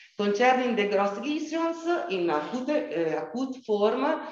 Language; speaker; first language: English; non-native, learner; Italian